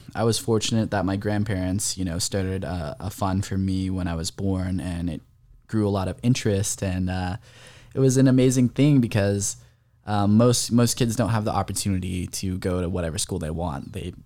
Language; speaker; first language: English; early bilingual, other home language; Filipino